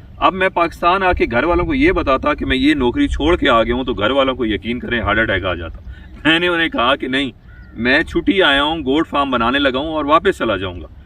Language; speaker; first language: Hindi; non-native, local second language; Punjabi